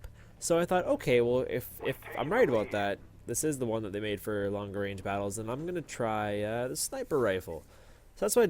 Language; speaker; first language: English; native; English